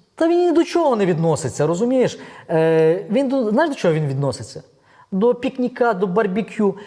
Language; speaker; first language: Ukrainian; native; Ukrainian